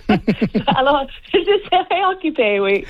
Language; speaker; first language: French; non-native, learner; English